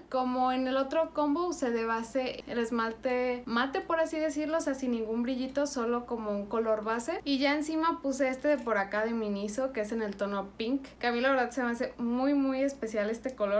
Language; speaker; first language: Spanish; native; Spanish